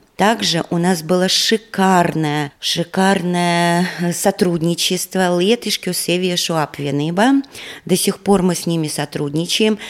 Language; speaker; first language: Russian; native; Russian